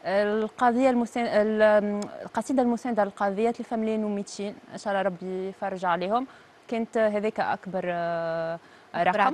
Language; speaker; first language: Arabic; native; Arabic